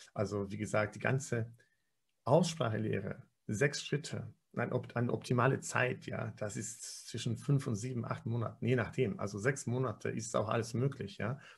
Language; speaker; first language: German; non-native, fluent; Polish